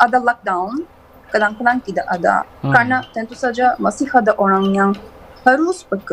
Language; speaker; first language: Indonesian; non-native, learner; Turkish